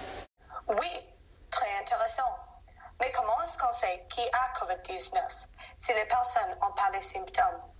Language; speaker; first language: French; non-native, learner; English